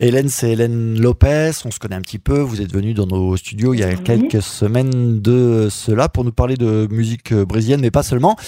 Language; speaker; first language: French; native; French